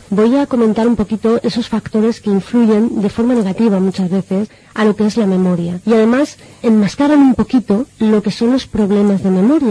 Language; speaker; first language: Spanish; native; Spanish